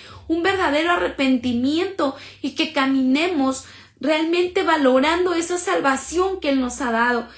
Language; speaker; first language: Spanish; native; Spanish